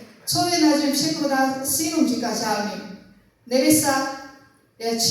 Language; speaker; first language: Czech; non-native, learner; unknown